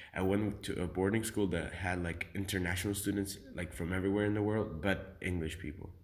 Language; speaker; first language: English; early bilingual, other home language; Spanish